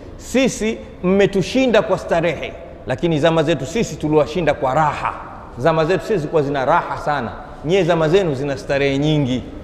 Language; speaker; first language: Swahili; native; Swahili